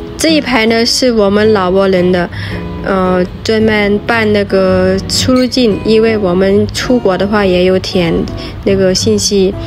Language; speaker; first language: Chinese; non-native, fluent; Lao